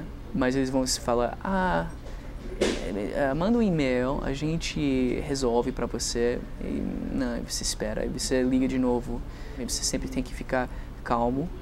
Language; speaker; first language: Portuguese; non-native, fluent; English